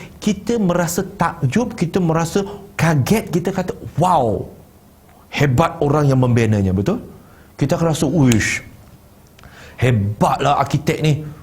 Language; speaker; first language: Malay; non-native, local second language; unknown